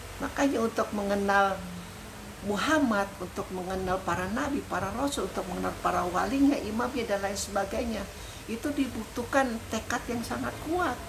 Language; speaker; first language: Indonesian; native; Indonesian